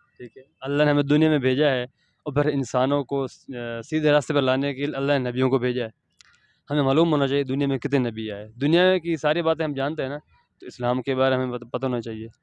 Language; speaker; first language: Urdu; native; Urdu